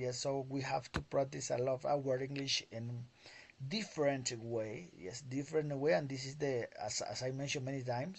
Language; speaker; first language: English; non-native, learner; Spanish